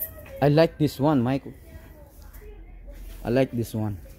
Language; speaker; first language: English; non-native, local second language; Filipino